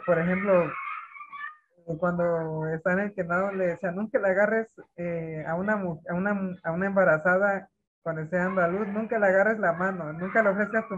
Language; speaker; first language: Spanish; native; Spanish